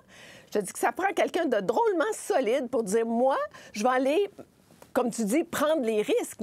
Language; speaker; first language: French; native; French